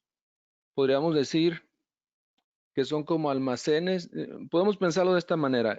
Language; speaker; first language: Spanish; native; Spanish